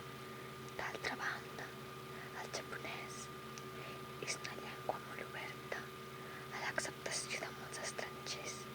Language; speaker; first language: Catalan; non-native, local second language; Spanish